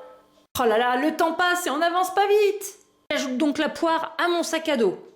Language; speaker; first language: French; native; French